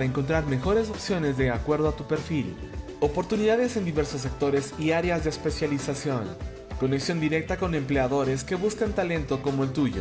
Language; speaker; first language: Spanish; native; Spanish